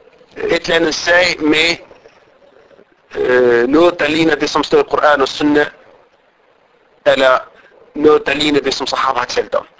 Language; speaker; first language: Danish; non-native, fluent; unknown